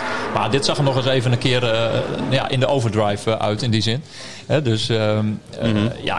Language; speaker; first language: Dutch; native; Dutch